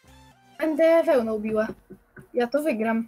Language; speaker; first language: Polish; native; Polish